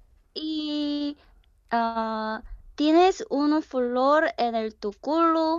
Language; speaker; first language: Spanish; non-native, learner; Korean